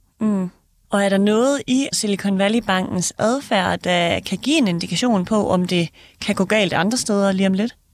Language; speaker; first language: Danish; native; Danish